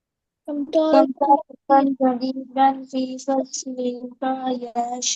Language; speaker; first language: Arabic; non-native, learner; Bangla